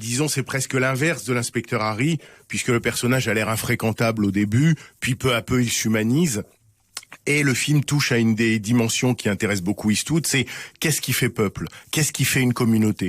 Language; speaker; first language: French; native; French